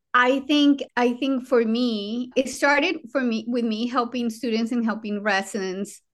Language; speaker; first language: English; non-native, fluent; Spanish